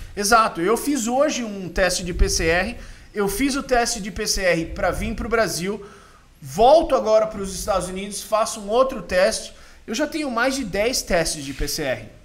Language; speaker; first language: Portuguese; native; Portuguese